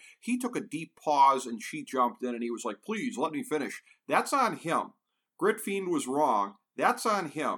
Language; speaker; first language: English; native; English